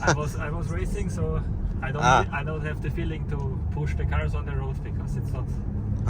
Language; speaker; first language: English; non-native, fluent; German